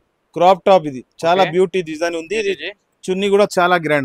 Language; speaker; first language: Telugu; non-native, local second language; Urdu